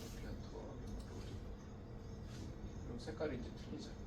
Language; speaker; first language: Korean; native; Korean